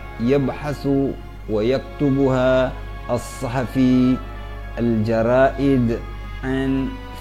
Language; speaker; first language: Arabic; non-native, fluent; Indonesian